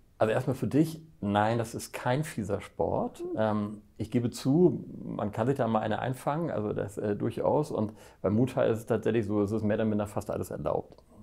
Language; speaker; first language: German; native; German